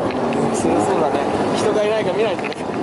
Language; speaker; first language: Japanese; native; Japanese